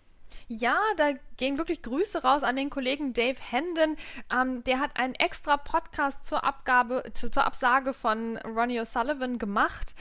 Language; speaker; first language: German; native; German